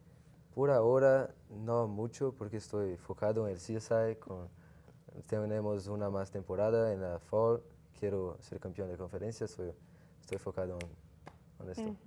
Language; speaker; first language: Spanish; non-native, learner; Portuguese